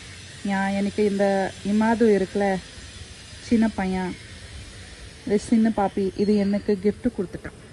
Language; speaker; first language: Tamil; non-native, local second language; Urdu